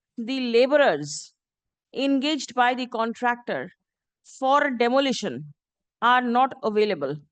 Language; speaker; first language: English; non-native, local second language; Bangla